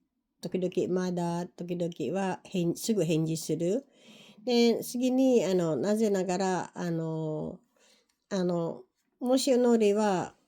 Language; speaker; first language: Japanese; non-native, learner; Filipino